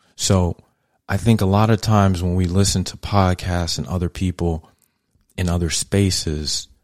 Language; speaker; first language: English; native; English